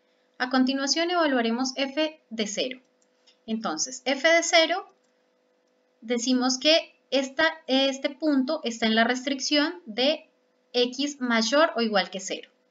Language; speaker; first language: Spanish; native; Spanish